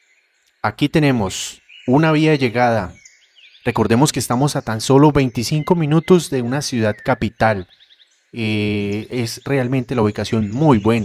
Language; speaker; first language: Spanish; native; Spanish